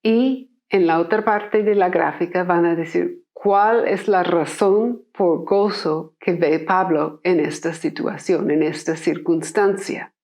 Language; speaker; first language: Spanish; non-native, fluent; English